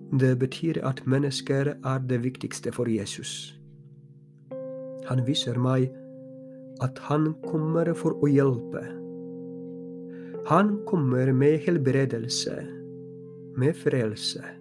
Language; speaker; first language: Norwegian; non-native, fluent; Polish